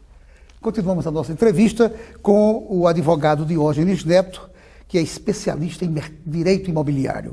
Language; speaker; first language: Portuguese; native; Portuguese